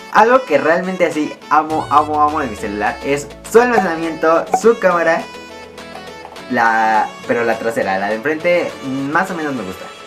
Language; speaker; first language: Spanish; native; Spanish